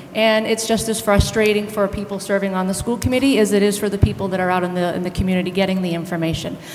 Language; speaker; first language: English; native; English